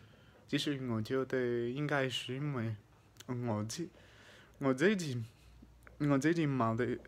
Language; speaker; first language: Chinese; non-native, fluent; English